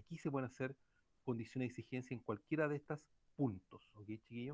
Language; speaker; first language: Spanish; native; Spanish